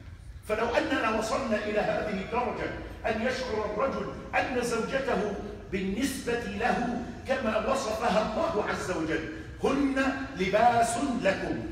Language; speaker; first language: Arabic; native; Arabic